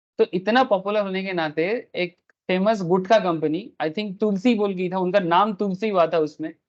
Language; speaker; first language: Hindi; non-native, local second language; Bangla